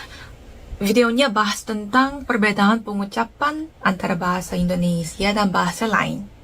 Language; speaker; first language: Indonesian; non-native, fluent; Korean